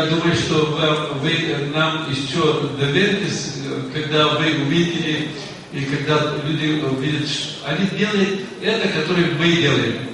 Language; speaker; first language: Russian; non-native, learner; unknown